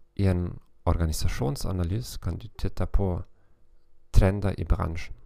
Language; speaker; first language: Swedish; non-native, fluent; German